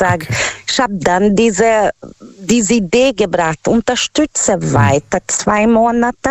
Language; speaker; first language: German; non-native, learner; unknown